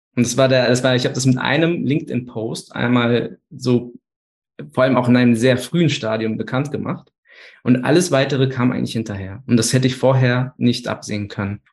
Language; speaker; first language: German; early bilingual, other home language; Turkish